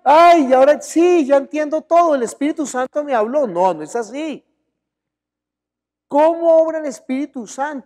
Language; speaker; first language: Spanish; native; Spanish